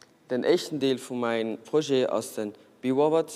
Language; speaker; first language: German; non-native, learner; Portuguese